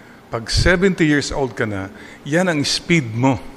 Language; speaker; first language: Filipino; non-native, local second language; Iloko